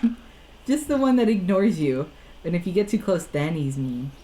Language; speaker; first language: English; native; English